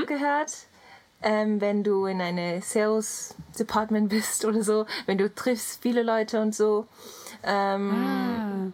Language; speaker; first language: German; non-native, learner; Japanese